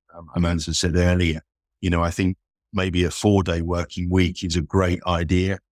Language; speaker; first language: English; native; English